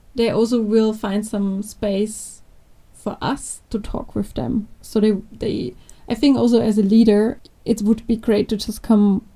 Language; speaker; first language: English; non-native, fluent; German